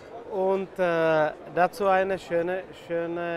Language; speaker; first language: German; non-native, fluent; Czech